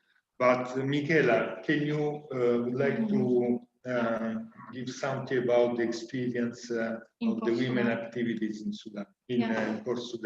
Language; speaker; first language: English; non-native, learner; Italian